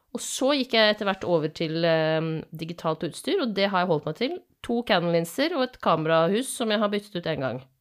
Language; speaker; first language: Norwegian; native; Norwegian